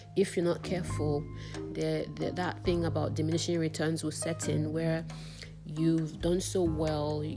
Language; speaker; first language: English; non-native, local second language; Yoruba